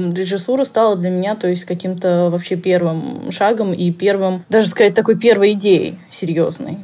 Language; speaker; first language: Russian; early bilingual, heritage; Russian